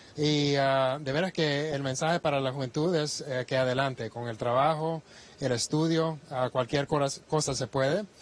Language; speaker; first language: Spanish; early bilingual, heritage; Spanish